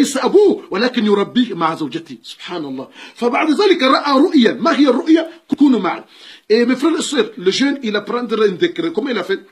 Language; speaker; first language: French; non-native, learner; Comorian